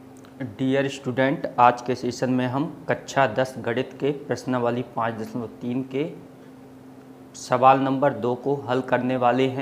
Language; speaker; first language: Hindi; native; Hindi